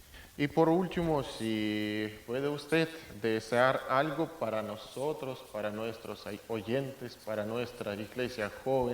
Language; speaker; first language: Spanish; non-native, fluent; Russian